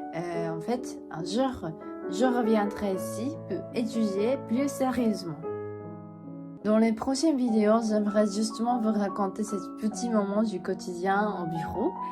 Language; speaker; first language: French; non-native, fluent; Japanese